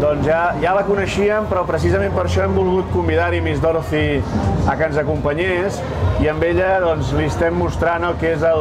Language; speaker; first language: Catalan; native; Catalan